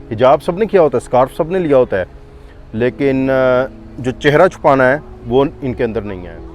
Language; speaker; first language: Urdu; non-native, local second language; Punjabi